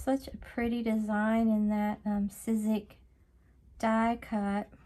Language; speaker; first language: English; native; English